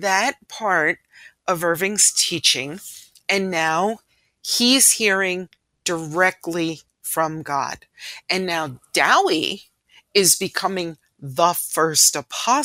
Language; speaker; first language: English; native; English